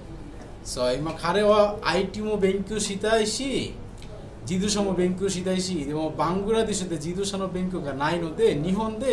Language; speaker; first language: Japanese; non-native, learner; Bangla